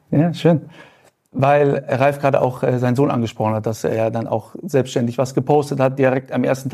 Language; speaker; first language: German; native; German